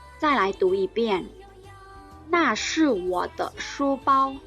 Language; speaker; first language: Chinese; non-native, fluent; Thai